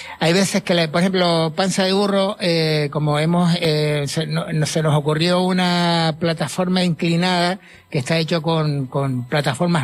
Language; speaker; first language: Spanish; native; Spanish